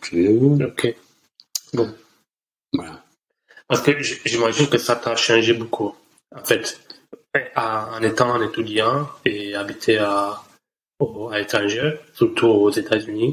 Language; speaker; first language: French; non-native, learner; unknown